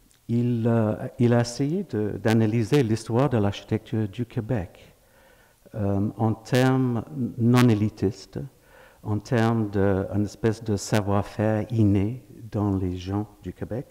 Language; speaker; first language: French; native; French